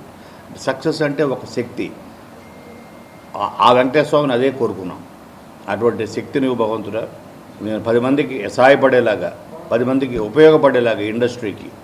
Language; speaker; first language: Telugu; native; Telugu